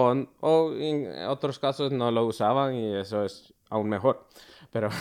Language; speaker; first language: Spanish; early bilingual, other home language; Finnish